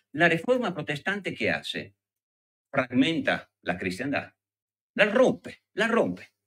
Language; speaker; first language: Spanish; non-native, fluent; Italian